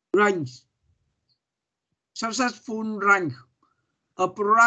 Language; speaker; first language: English; non-native, learner; Vietnamese